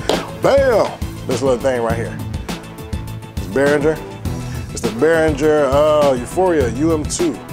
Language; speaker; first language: English; native; English